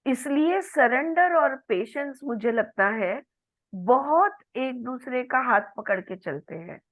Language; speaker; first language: Hindi; non-native, local second language; Marathi